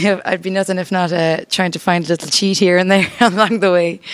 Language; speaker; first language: English; native; English